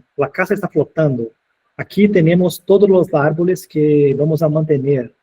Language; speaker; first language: Spanish; non-native, fluent; Portuguese